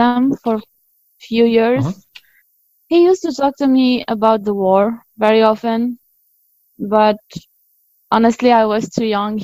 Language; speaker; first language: English; non-native, fluent; Arabic